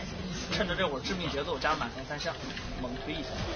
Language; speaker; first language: Chinese; native; Chinese